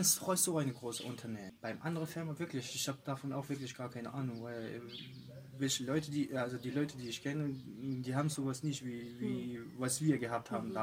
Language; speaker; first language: German; non-native, fluent; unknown